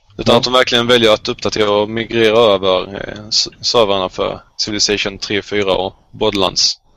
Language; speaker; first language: Swedish; native; Swedish